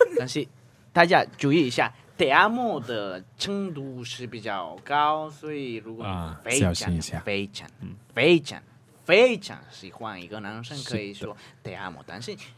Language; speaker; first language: Chinese; non-native, fluent; Spanish